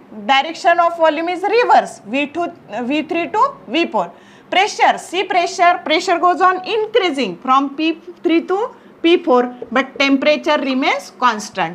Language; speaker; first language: English; non-native, local second language; Marathi